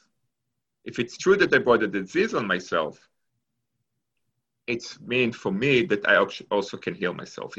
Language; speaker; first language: English; non-native, fluent; Hebrew